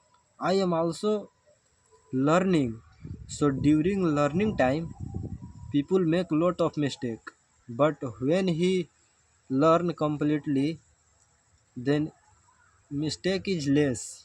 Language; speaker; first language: English; non-native, learner; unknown